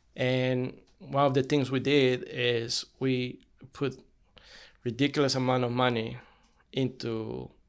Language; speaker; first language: English; non-native, fluent; Spanish